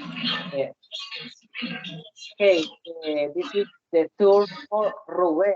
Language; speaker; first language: English; non-native, learner; Spanish